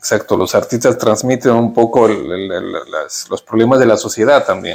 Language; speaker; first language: Spanish; native; Spanish